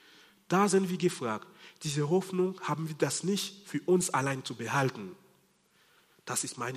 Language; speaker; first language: German; non-native, fluent; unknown